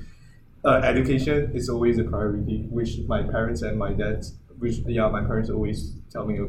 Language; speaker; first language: English; non-native, local second language; Chinese